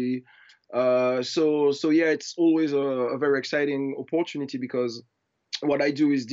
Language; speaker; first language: English; non-native, fluent; French